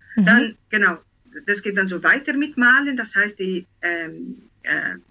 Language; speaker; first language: German; non-native, fluent; Italian